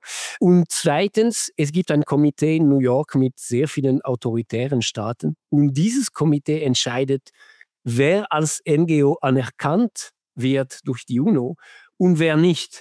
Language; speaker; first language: German; non-native, fluent; French